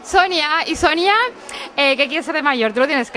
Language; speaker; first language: Spanish; native; Spanish